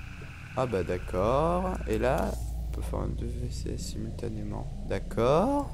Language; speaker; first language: French; native; French